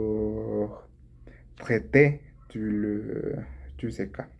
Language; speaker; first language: French; non-native, learner; Spanish